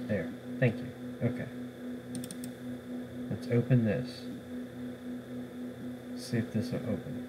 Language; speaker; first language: English; native; English